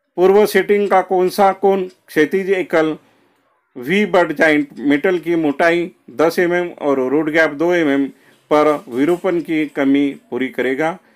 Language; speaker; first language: Hindi; non-native, local second language; Marathi